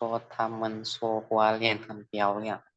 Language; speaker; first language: Chinese; non-native, learner; Indonesian